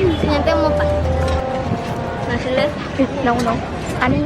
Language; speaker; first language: Korean; non-native, learner; Thai